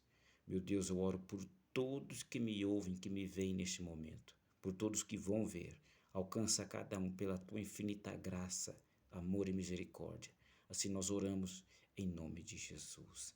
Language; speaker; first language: Portuguese; native; Portuguese